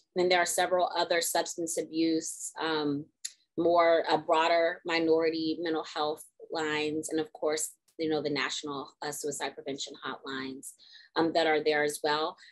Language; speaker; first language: English; native; English